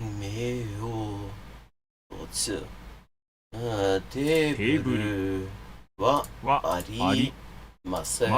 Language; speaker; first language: Japanese; non-native, learner; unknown